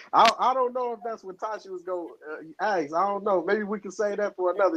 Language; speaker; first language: English; native; English